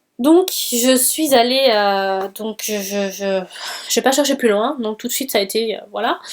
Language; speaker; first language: French; early bilingual, other home language; Portuguese